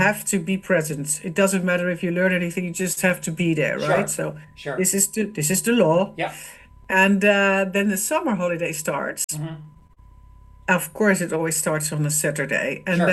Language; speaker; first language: English; non-native, fluent; Dutch